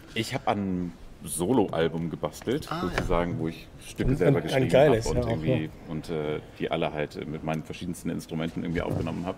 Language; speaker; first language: German; native; German